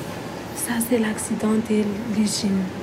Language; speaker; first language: French; non-native, local second language; Malagasy